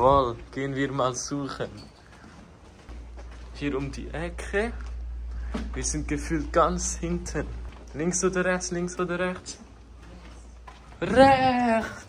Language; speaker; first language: German; native; German